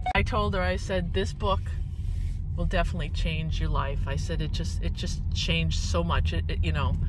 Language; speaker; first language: English; native; English